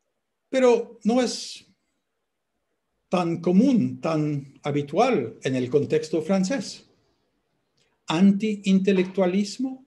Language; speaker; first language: Spanish; non-native, fluent; French